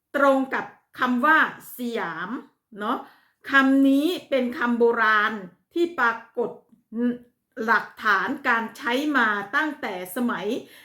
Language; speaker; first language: Thai; native; Thai